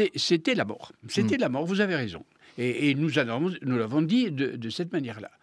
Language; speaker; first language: French; native; French